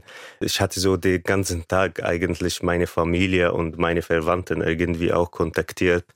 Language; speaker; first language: German; non-native, fluent; Arabic